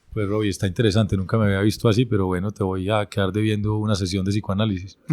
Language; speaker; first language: Spanish; native; Spanish